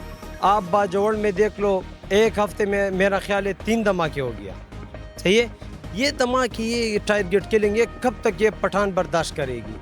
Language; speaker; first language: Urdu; non-native, local second language; Pashto